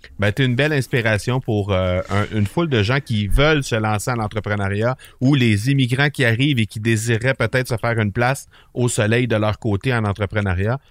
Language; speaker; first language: French; native; French